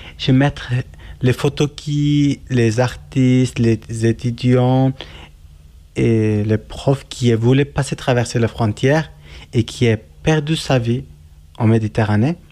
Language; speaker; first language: French; non-native, learner; Kurdish